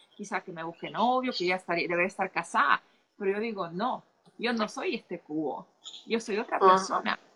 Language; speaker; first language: Spanish; non-native, fluent; Polish